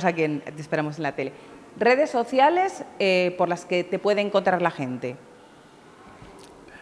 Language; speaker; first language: Spanish; native; Spanish